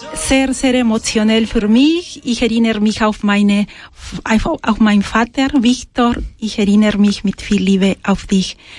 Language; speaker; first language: German; non-native, fluent; Spanish